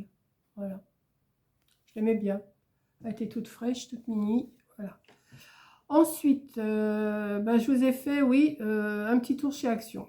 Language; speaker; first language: French; native; French